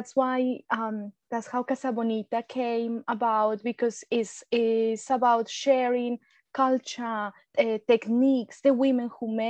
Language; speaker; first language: English; non-native, fluent; Spanish